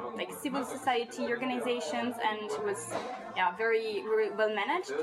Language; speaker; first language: English; non-native, fluent; Italian